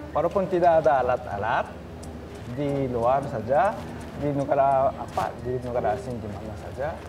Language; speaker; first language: Indonesian; non-native, learner; Japanese